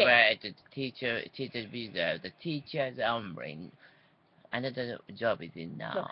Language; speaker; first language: English; non-native, learner; Japanese